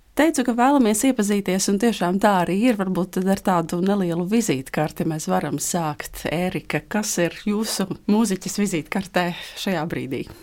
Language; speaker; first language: Latvian; native; Latvian